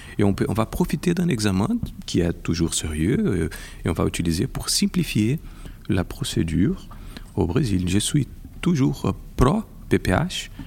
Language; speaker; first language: French; non-native, fluent; Portuguese